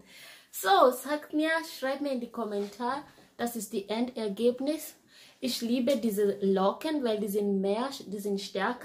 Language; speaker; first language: German; non-native, fluent; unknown